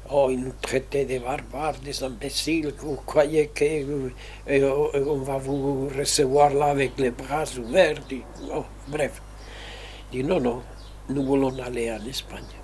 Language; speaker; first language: French; non-native, fluent; Spanish